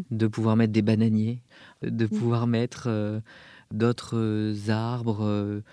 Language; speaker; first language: French; native; French